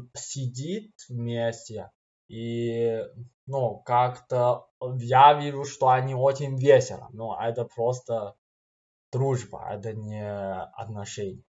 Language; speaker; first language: Russian; non-native, fluent; Chinese